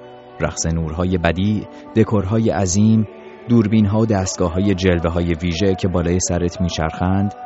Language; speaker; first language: Persian; native; Persian